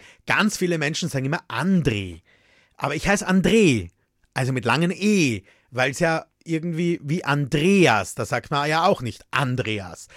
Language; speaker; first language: German; native; German